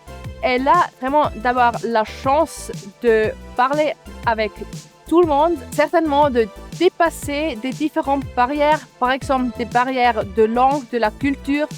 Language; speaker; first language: French; non-native, local second language; German